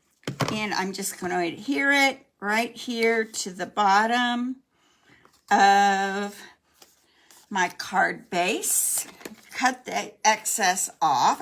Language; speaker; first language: English; native; English